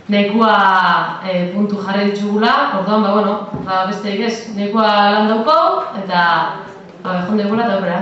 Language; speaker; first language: Basque; native; Basque